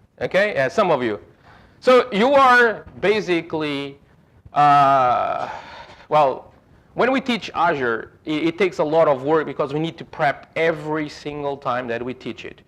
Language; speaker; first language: English; non-native, fluent; Portuguese